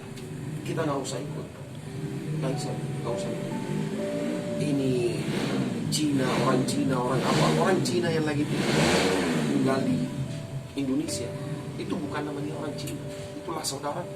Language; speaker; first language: Indonesian; non-native, fluent; Arabic